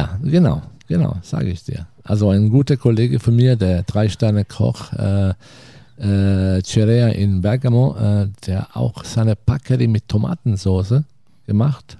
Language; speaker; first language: German; non-native, fluent; Italian